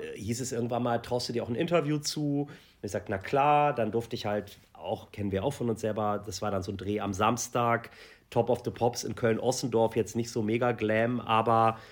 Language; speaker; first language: German; native; German